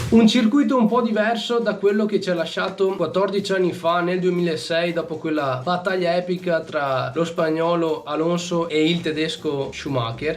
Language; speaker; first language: Italian; native; Italian